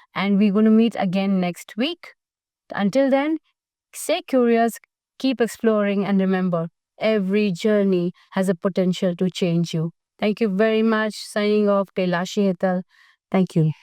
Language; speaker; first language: English; non-native, local second language; Gujarati